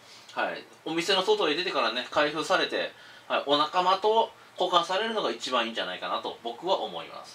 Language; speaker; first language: Japanese; native; Japanese